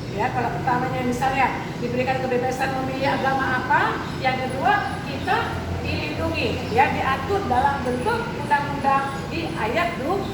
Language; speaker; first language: Indonesian; non-native, local second language; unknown